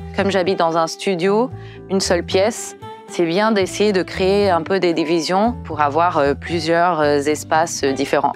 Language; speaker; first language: French; non-native, fluent; Portuguese